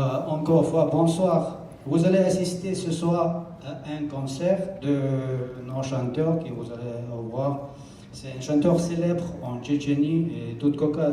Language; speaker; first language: French; non-native, learner; Chechen